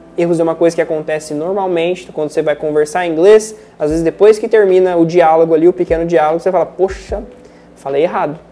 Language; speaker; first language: Portuguese; native; Portuguese